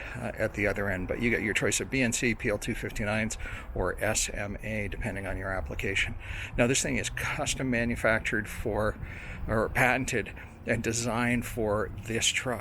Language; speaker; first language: English; native; English